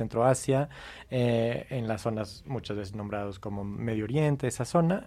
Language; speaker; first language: Spanish; non-native, fluent; English